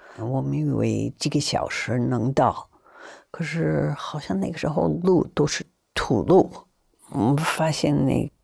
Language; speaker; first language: Chinese; non-native, fluent; English